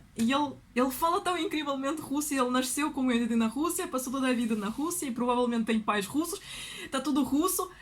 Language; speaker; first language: Portuguese; non-native, fluent; Russian